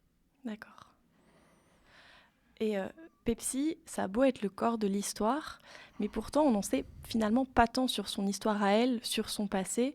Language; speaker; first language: French; native; French